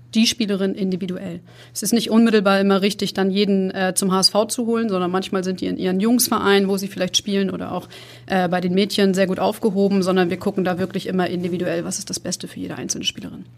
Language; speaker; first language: German; native; German